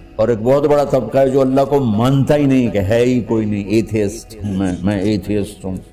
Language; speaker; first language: Urdu; non-native, local second language; Punjabi